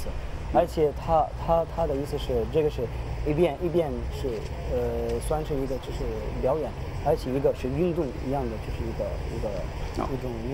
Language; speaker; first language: Chinese; non-native, fluent; Arabic